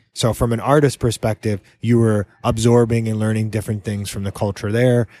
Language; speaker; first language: English; native; English